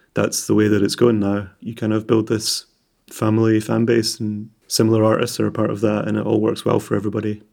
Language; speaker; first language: English; native; English